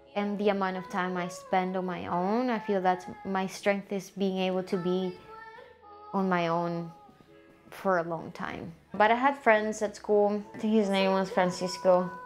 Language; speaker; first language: English; early bilingual, other home language; Spanish